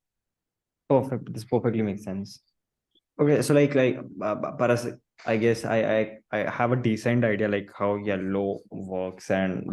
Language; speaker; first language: English; non-native, local second language; Hindi